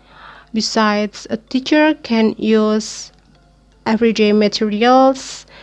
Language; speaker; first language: English; non-native, learner; Indonesian